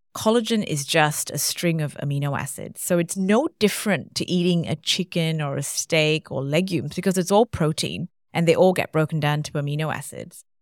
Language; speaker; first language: English; non-native, local second language; Tamil